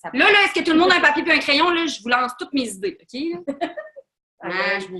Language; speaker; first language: French; native; French